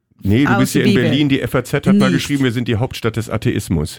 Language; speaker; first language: German; native; German